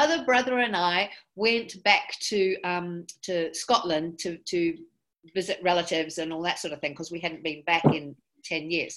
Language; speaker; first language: English; native; English